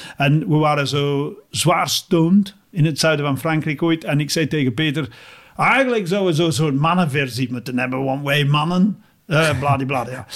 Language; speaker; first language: Dutch; non-native, fluent; English